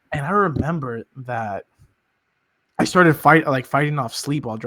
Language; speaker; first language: English; native; English